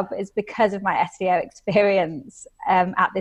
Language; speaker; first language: English; native; English